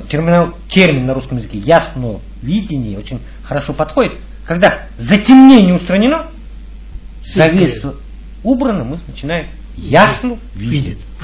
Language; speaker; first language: Russian; native; Russian